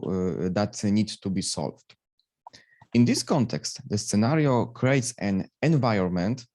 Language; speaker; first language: English; non-native, fluent; Polish